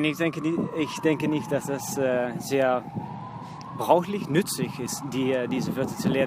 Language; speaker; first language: German; non-native, fluent; Dutch